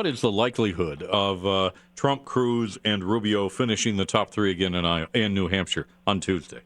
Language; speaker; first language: English; native; English